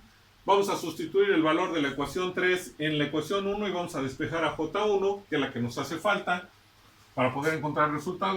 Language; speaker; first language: Spanish; native; Spanish